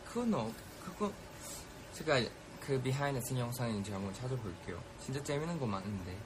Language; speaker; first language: Korean; non-native, fluent; Thai